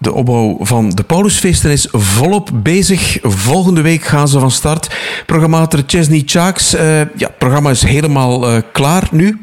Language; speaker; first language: Dutch; native; Dutch